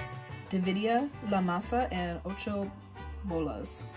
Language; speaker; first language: Spanish; non-native, learner; English